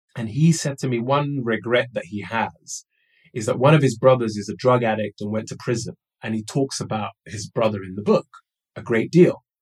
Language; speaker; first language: English; early bilingual, other home language; Somali